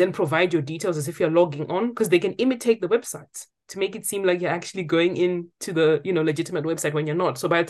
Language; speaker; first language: English; non-native, local second language; Shona